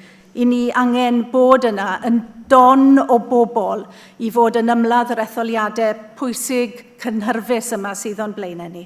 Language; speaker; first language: Welsh; native; Welsh